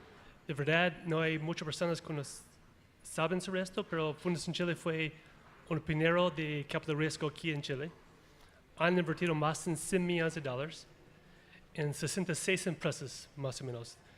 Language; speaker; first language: Spanish; non-native, fluent; English